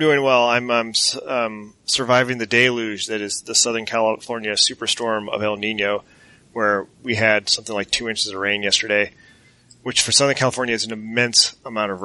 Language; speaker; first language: English; native; English